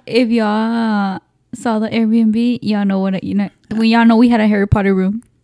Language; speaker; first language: English; early bilingual, other home language; Spanish